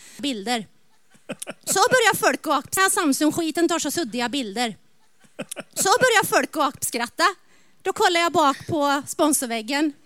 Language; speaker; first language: Swedish; native; Swedish